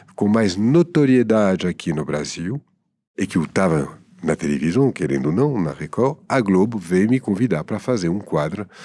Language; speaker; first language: Portuguese; non-native, fluent; French